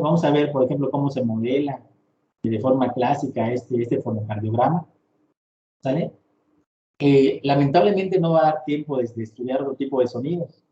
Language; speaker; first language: Spanish; native; Spanish